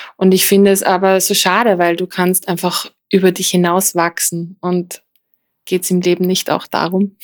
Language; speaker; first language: German; native; German